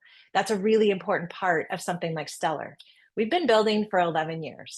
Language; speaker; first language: English; native; English